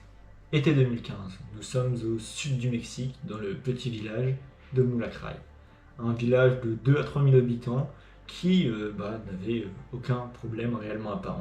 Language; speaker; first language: French; native; French